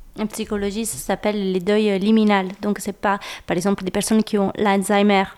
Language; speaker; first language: French; non-native, fluent; Italian